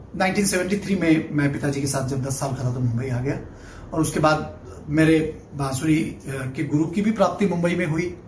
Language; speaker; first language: Hindi; non-native, local second language; Bangla